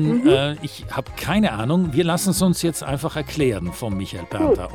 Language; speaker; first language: German; native; German